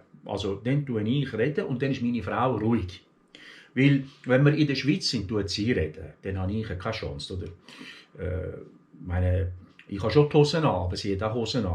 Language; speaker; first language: German; early bilingual, other home language; Turkish